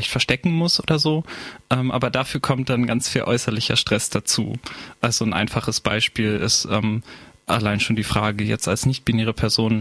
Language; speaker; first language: German; native; German